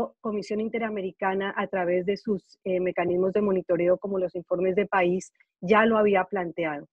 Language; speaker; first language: Spanish; native; Spanish